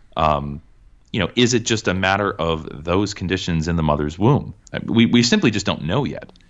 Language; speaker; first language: English; native; English